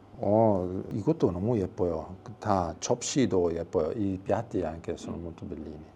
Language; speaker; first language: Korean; non-native, learner; Italian